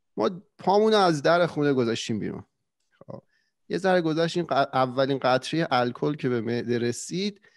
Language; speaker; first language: Persian; native; Persian